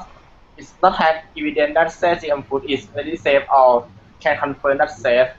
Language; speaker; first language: English; non-native, learner; Thai